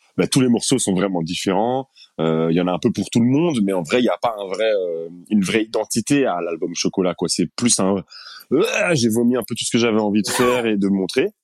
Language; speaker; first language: French; native; French